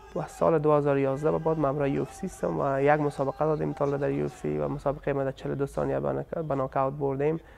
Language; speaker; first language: Persian; native; Persian